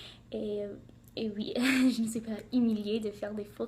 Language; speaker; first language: French; non-native, learner; English